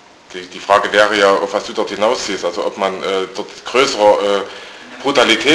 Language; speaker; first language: German; native; German